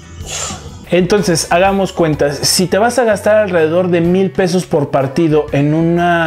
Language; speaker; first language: Spanish; native; Spanish